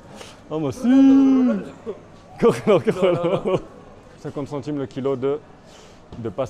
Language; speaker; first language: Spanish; non-native, learner; French